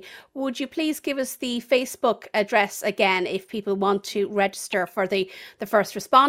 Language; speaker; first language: English; native; English